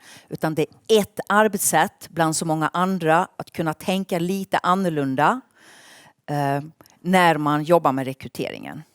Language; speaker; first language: Swedish; native; Swedish